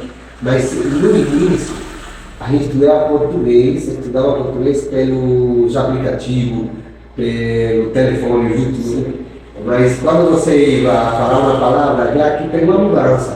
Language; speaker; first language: Portuguese; non-native, fluent; Spanish